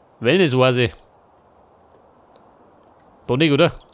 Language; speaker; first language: German; native; German